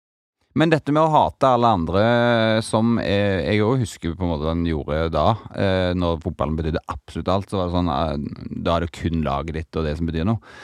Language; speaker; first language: Norwegian; native; Norwegian